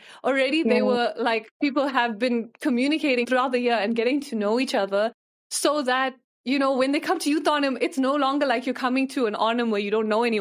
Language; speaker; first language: English; early bilingual, other home language; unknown